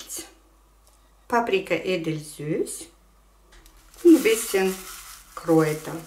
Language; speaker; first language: German; non-native, fluent; Russian